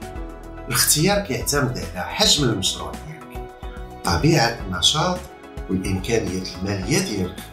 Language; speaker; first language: Arabic; native; Arabic